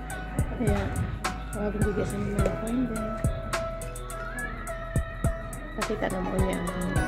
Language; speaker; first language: German; non-native, learner; Cebuano